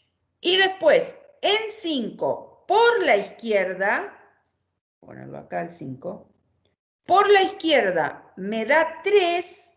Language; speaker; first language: Spanish; native; Spanish